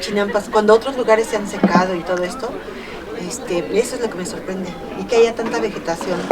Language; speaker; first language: Spanish; native; Spanish